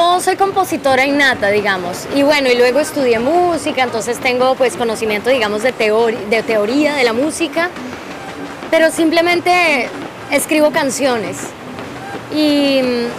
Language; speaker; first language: Spanish; early bilingual, other home language; English